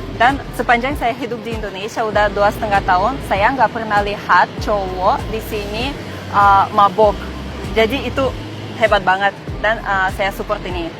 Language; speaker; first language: Indonesian; non-native, fluent; Russian